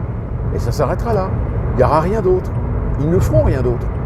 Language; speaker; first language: French; native; French